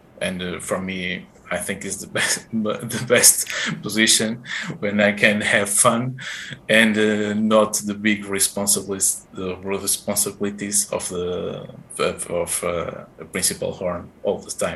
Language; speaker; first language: English; non-native, fluent; Portuguese